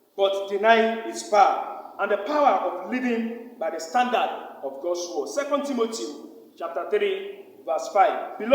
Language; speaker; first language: English; non-native, local second language; Yoruba